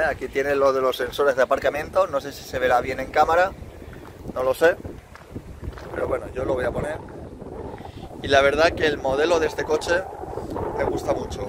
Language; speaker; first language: Spanish; native; Spanish